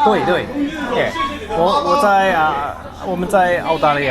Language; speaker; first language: Chinese; non-native, learner; English